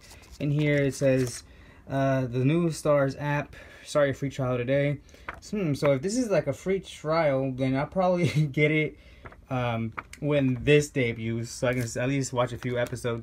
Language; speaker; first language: English; native; English